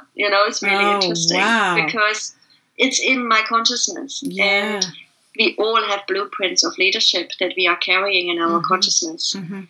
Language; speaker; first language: English; non-native, fluent; German